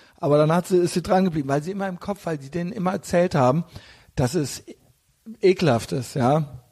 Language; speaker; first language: German; native; German